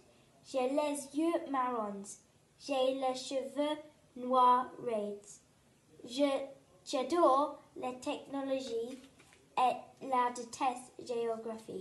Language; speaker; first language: French; non-native, learner; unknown